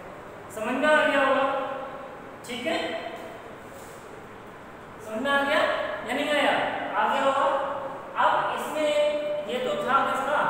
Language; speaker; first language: Hindi; native; Hindi